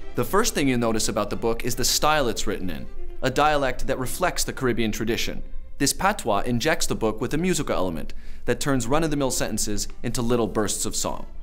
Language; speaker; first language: English; native; English